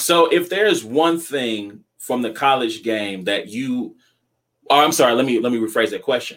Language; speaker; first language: English; native; English